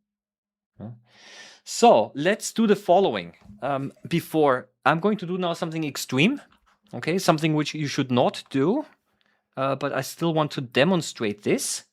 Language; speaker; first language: English; non-native, fluent; German